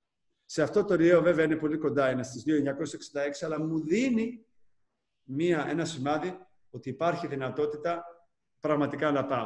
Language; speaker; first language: Greek; native; Greek